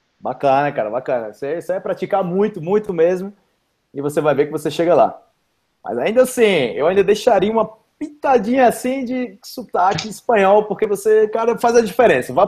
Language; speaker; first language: Portuguese; native; Portuguese